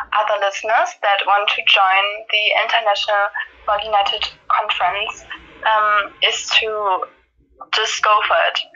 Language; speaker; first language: English; non-native, fluent; German